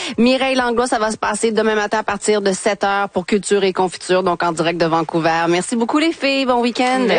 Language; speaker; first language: French; native; French